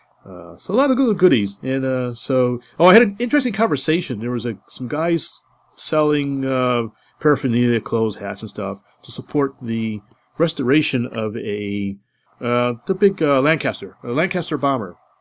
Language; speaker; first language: English; native; English